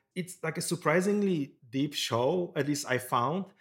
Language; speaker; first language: English; non-native, fluent; Polish